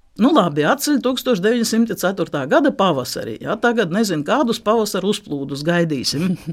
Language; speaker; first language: Latvian; native; Latvian